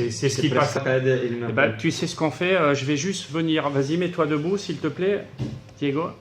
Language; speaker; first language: French; native; French